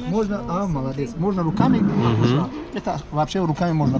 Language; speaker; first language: Russian; non-native, local second language; Tajik